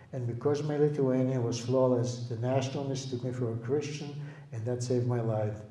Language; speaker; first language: English; early bilingual, other home language; Lithuanian